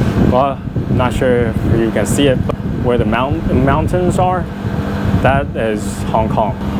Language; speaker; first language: English; non-native, fluent; Chinese